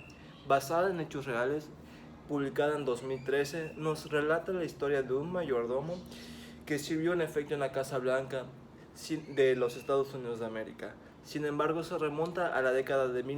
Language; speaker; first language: Spanish; native; Spanish